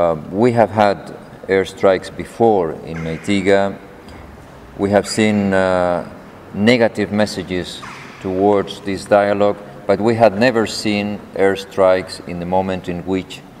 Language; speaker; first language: English; non-native, fluent; Spanish